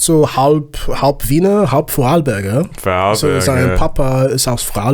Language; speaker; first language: German; non-native, learner; Zulu